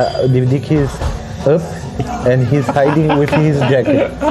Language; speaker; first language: English; non-native, learner; Portuguese